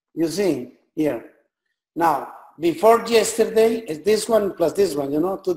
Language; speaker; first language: English; non-native, learner; Spanish